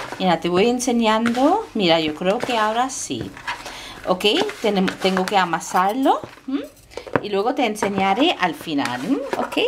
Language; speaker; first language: Spanish; non-native, fluent; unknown